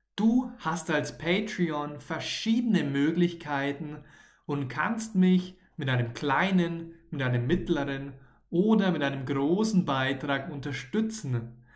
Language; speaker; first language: German; native; German